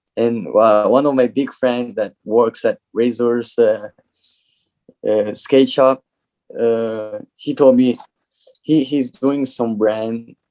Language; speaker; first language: English; non-native, learner; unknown